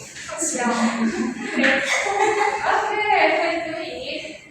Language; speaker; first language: Chinese; non-native, fluent; Indonesian